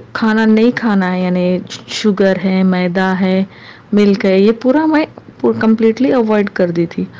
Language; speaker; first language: Hindi; non-native, local second language; Urdu